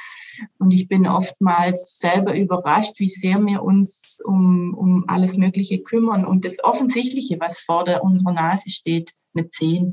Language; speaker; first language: German; native; German